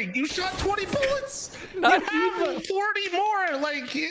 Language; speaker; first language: English; native; English